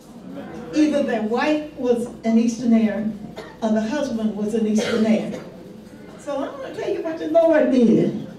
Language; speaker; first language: English; native; English